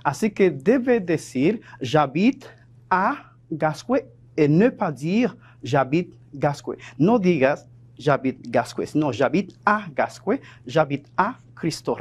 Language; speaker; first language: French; non-native, fluent; Spanish